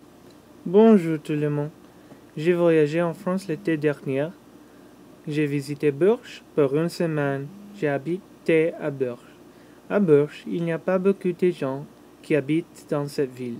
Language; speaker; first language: French; non-native, learner; English